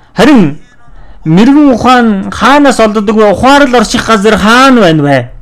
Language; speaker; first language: Mongolian; non-native, fluent; Korean